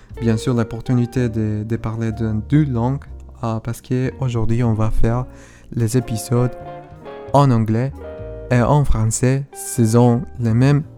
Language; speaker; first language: French; non-native, learner; Spanish